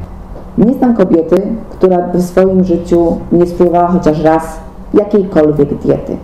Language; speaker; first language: Polish; native; Polish